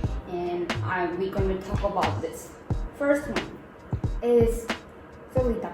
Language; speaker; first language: English; non-native, learner; Korean